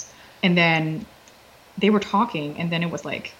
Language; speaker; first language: English; non-native, fluent; Dutch